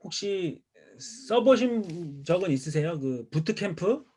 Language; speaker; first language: Korean; native; Korean